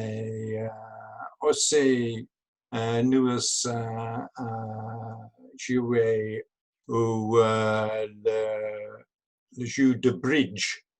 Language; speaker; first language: French; non-native, learner; English